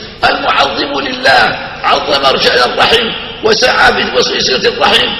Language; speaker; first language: Arabic; native; Arabic